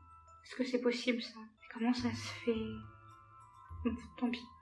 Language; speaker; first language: French; native; French